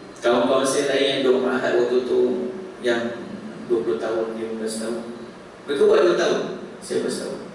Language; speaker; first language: Malay; native; Malay